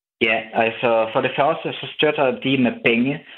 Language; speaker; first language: Danish; non-native, fluent; Ukrainian